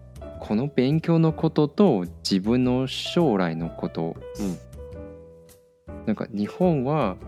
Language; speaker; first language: Japanese; non-native, fluent; Chinese